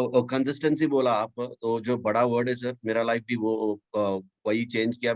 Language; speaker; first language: Hindi; non-native, local second language; Telugu